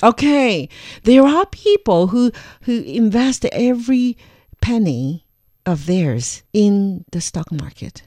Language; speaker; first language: English; non-native, fluent; Chinese